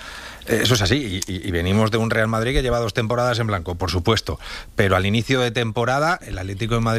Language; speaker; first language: Spanish; native; Spanish